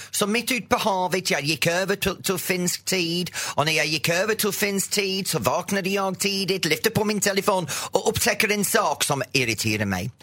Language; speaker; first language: Swedish; non-native, fluent; English